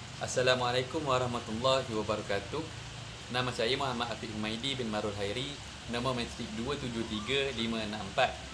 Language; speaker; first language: Malay; native; Malay